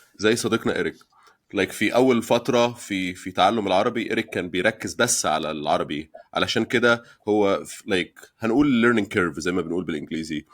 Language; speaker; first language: Egyptian Arabic; native; Egyptian Arabic